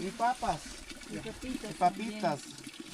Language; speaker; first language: Spanish; non-native, learner; Italian